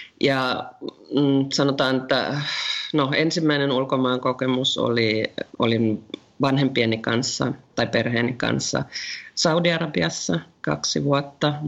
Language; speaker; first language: Finnish; native; Finnish